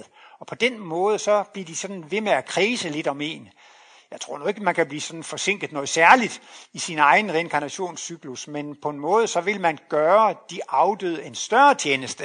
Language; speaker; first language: Danish; native; Danish